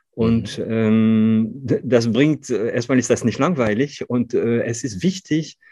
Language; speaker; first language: German; non-native, fluent; French